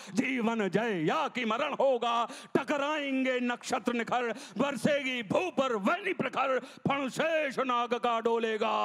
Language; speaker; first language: Hindi; native; Hindi